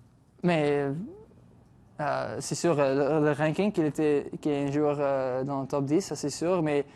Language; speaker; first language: French; non-native, local second language; English